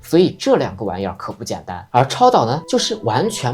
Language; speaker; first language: Chinese; native; Chinese